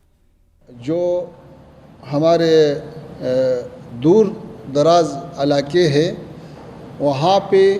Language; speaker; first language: Hindi; non-native, fluent; Pashto